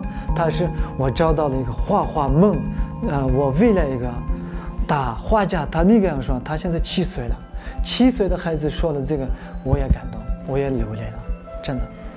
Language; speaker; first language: Chinese; non-native, local second language; Uyghur